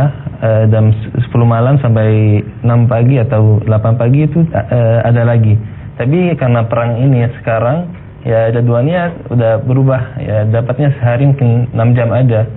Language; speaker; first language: Indonesian; non-native, fluent; Arabic